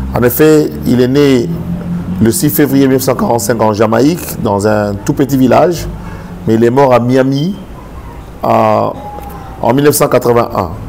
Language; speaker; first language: French; non-native, local second language; Lingala